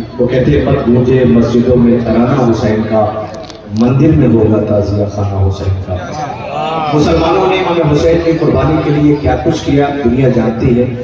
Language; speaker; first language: Urdu; native; Urdu